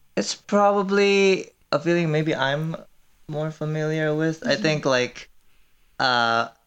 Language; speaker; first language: English; early bilingual, other home language; Korean